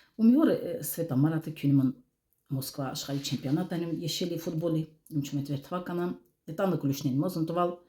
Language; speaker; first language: Armenian; native; Armenian